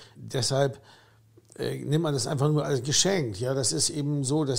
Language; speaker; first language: German; native; German